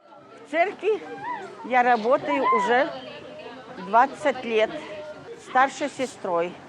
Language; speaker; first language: Russian; early bilingual, heritage; Russian